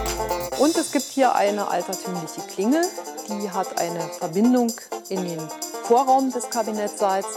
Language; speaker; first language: German; native; German